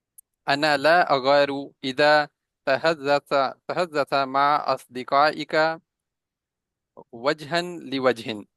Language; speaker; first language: Arabic; non-native, learner; Hindi